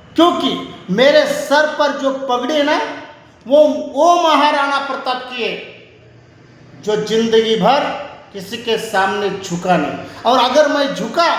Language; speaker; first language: Hindi; non-native, local second language; Marathi